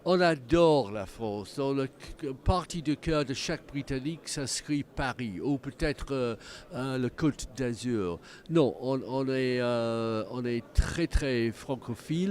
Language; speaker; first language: French; non-native, fluent; English